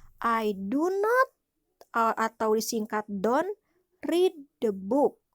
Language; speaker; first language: English; non-native, learner; Indonesian